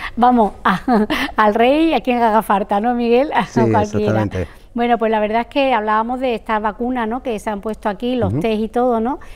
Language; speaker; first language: Spanish; native; Spanish